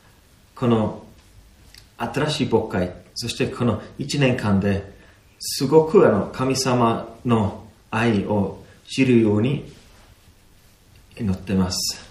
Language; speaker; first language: Japanese; non-native, fluent; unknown